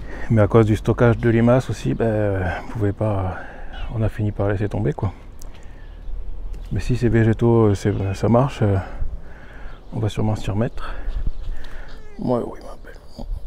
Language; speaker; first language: French; native; French